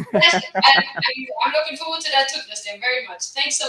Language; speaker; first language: English; non-native, fluent; German